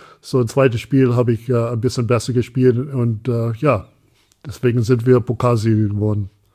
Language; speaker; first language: German; early bilingual, heritage; English